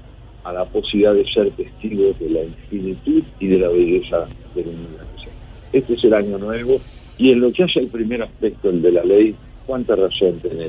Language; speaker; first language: Spanish; native; Spanish